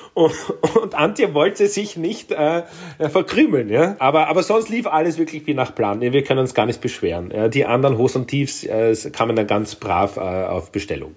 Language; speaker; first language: German; native; German